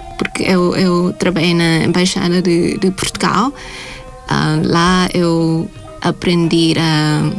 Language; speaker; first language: Portuguese; non-native, fluent; Thai